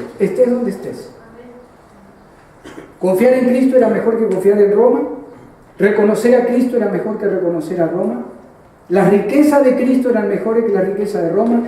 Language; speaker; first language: Spanish; native; Spanish